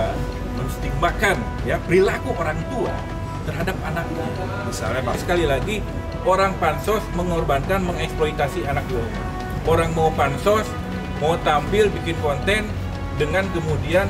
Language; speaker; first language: Indonesian; native; Indonesian